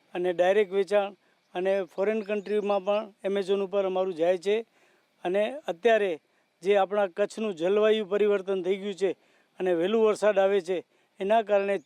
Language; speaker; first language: Gujarati; native; Gujarati